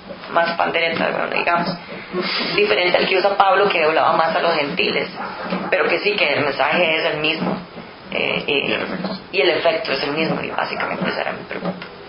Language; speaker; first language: Spanish; native; Spanish